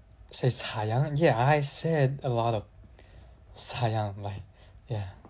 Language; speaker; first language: English; non-native, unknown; Chinese